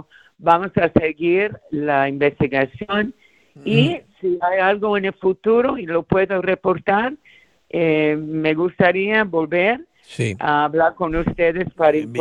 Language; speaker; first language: Spanish; early bilingual, heritage; Spanish